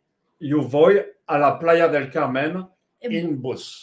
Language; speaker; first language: Spanish; non-native, learner; French